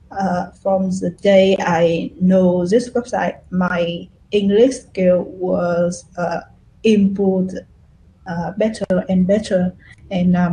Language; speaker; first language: English; non-native, learner; Vietnamese